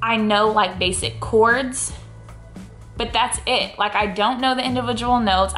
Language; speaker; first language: English; native; English